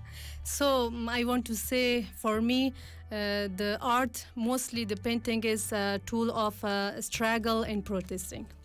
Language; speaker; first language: English; non-native, learner; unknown